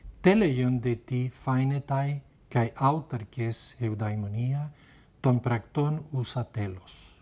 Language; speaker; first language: Greek; non-native, fluent; Spanish